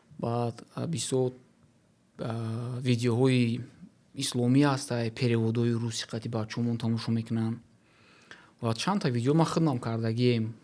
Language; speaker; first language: Tajik; native; Tajik